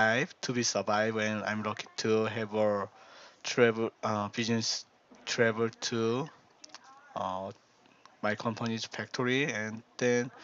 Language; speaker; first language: English; non-native, learner; Korean